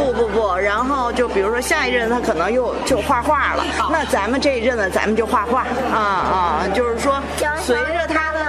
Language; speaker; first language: Chinese; native; Chinese